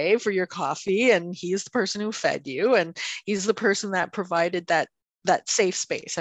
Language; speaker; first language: English; non-native, fluent; Chinese